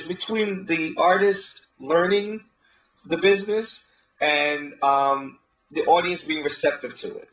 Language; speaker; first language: English; native; English